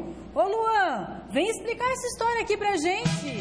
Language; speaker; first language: Portuguese; native; Portuguese